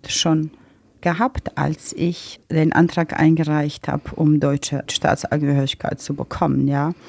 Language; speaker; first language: German; non-native, fluent; Bosnian